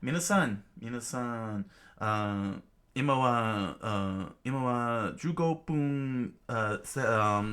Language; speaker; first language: Japanese; non-native, learner; English